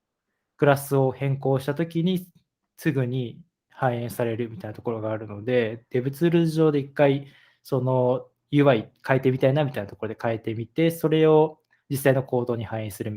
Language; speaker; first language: Japanese; native; Japanese